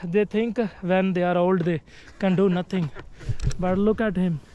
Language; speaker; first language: English; non-native, learner; Punjabi